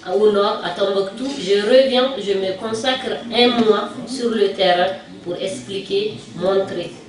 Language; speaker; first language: French; non-native, local second language; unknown